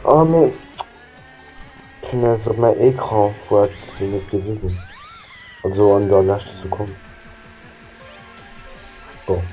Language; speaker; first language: German; non-native, local second language; Luxembourgish